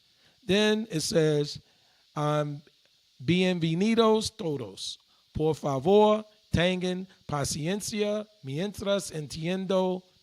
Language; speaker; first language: Spanish; non-native, learner; English